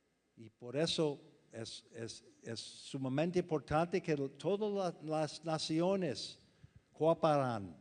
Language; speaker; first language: Spanish; non-native, fluent; English